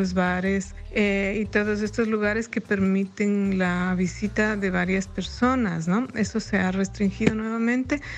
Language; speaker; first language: Spanish; native; Spanish